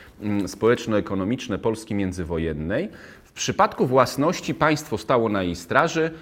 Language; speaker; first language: Polish; native; Polish